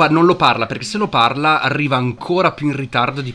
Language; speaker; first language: Italian; native; Italian